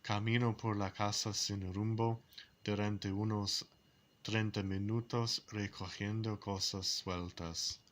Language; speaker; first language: Spanish; non-native, learner; English